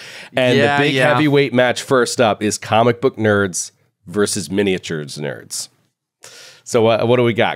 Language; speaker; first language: English; native; English